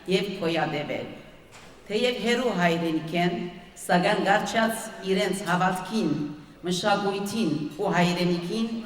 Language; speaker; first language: Armenian; early bilingual, heritage; Armenian